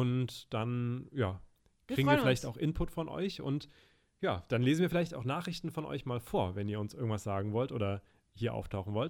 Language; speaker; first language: German; native; German